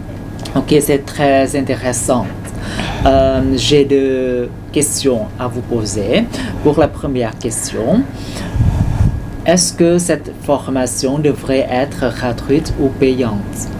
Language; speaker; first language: French; non-native, fluent; Thai